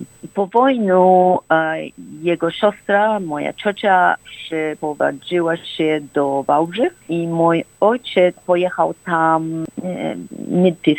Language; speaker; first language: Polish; early bilingual, heritage; Polish